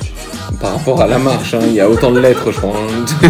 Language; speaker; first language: French; native; French